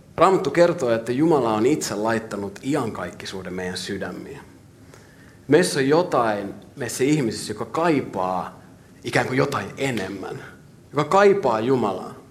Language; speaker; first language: Finnish; native; Finnish